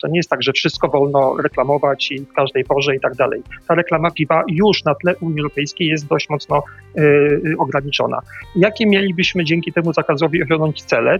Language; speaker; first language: Polish; native; Polish